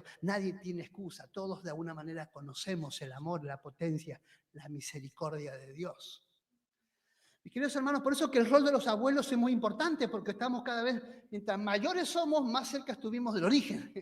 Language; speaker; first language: Spanish; native; Spanish